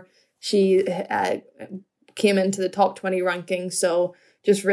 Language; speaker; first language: English; native; English